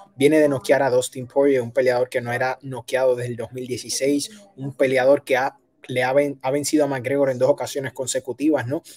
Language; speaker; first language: Spanish; native; Spanish